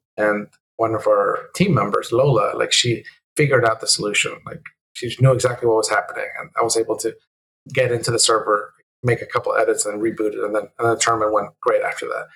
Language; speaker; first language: English; early bilingual, other home language; Spanish